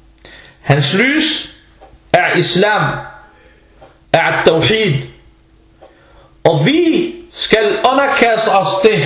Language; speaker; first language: Danish; early bilingual, other home language; Arabic